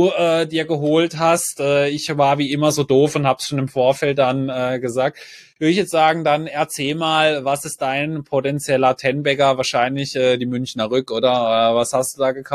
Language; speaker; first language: German; native; German